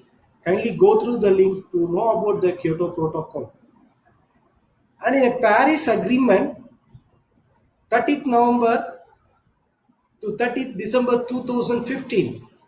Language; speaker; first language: English; non-native, local second language; Tamil